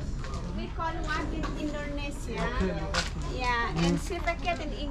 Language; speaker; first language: English; non-native, learner; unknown